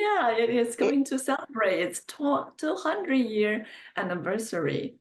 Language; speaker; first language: English; non-native, fluent; Chinese